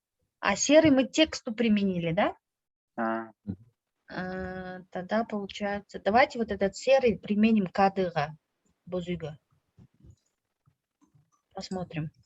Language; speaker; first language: Russian; non-native, local second language; Kyrgyz